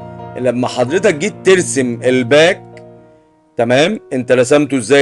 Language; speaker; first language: Arabic; native; Arabic